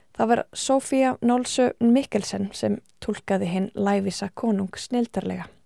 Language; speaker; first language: Icelandic; native; Icelandic